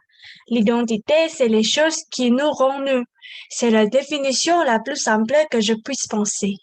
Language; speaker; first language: French; non-native, learner; Indonesian